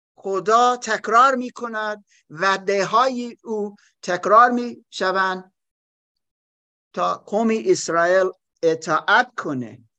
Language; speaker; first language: Persian; non-native, learner; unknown